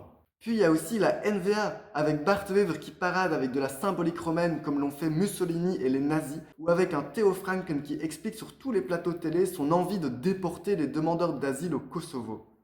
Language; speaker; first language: French; native; French